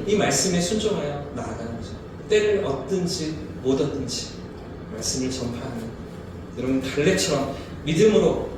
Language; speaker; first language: Korean; native; Korean